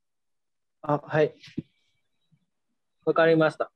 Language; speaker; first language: Japanese; non-native, learner; Vietnamese